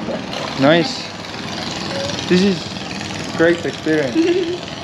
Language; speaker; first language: English; non-native, fluent; Estonian